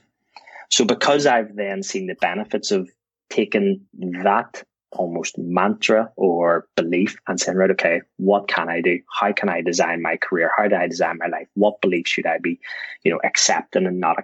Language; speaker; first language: English; native; English